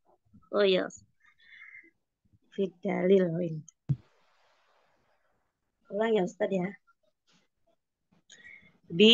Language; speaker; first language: Arabic; non-native, learner; Indonesian